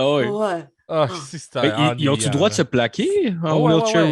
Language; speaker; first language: French; native; French